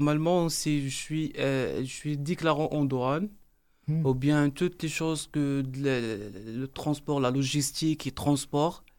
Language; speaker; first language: French; non-native, learner; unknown